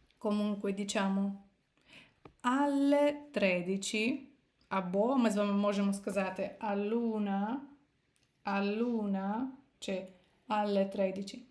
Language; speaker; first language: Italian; non-native, fluent; Ukrainian